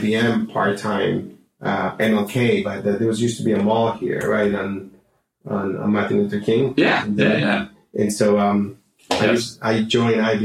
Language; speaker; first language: English; non-native, fluent; Spanish